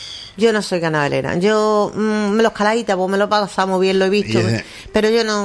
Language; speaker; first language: Spanish; native; Spanish